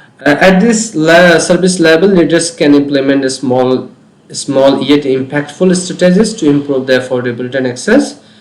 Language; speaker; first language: English; non-native, local second language; Bangla